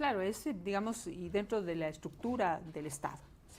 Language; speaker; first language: Spanish; native; Spanish